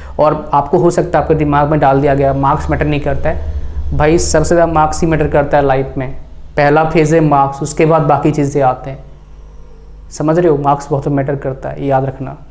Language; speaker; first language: Hindi; non-native, local second language; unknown